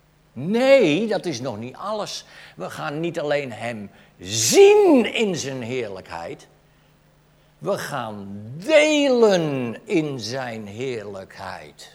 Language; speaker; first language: Dutch; native; Dutch